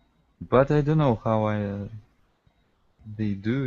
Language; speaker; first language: English; non-native, learner; Russian